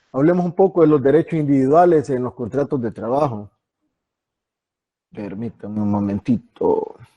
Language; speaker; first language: Spanish; native; Spanish